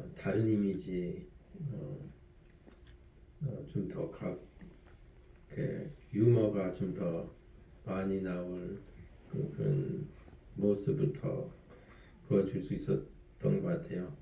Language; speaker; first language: Korean; early bilingual, heritage; French